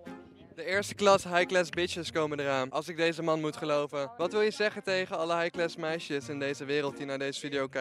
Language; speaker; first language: Dutch; native; Dutch